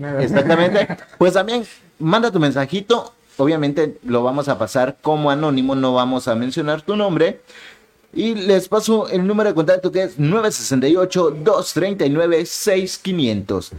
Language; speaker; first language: Spanish; native; Spanish